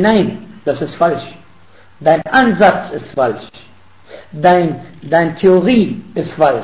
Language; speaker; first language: German; non-native, fluent; Arabic